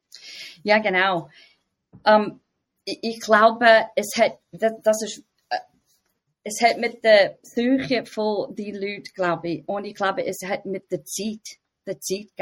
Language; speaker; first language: German; non-native, fluent; English